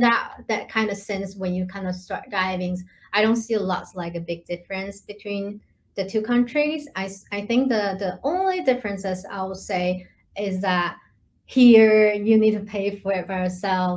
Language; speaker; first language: English; non-native, fluent; Chinese